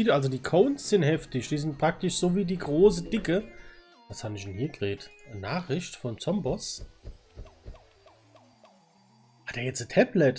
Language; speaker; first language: German; native; German